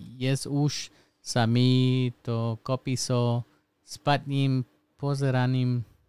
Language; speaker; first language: Czech; non-native, learner; English